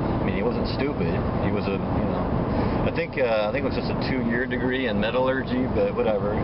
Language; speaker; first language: English; native; English